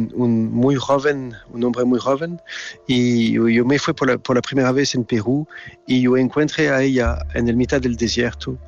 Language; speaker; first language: Spanish; non-native, fluent; French